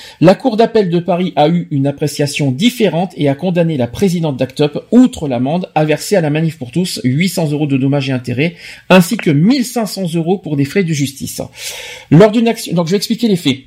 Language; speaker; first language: French; native; French